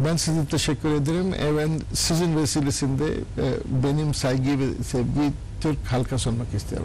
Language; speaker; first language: Turkish; non-native, learner; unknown